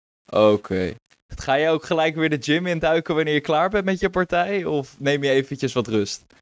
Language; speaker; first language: Dutch; native; Dutch